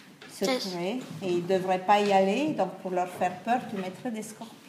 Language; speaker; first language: French; non-native, fluent; Romanian